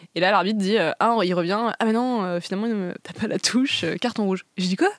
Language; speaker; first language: French; native; French